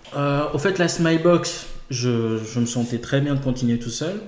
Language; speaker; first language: French; non-native, local second language; Ewe